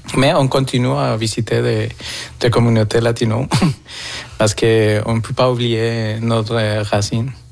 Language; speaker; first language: French; non-native, fluent; Spanish